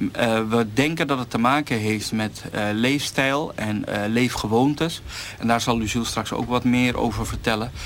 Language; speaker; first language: Dutch; native; Dutch